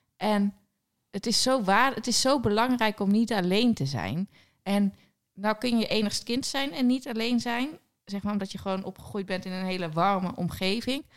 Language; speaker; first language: Dutch; native; Dutch